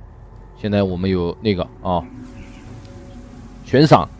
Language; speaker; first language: Chinese; native; Chinese